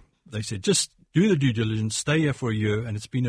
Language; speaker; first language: English; native; English